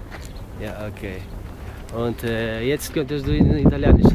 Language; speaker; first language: German; non-native, learner; Bulgarian